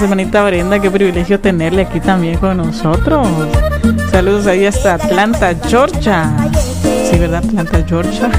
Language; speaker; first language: Spanish; native; Spanish